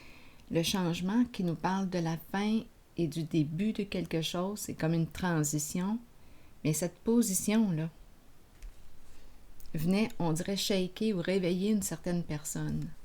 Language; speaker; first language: French; native; French